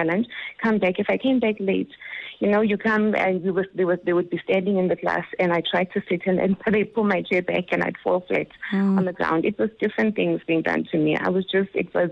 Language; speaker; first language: English; non-native, local second language; Xhosa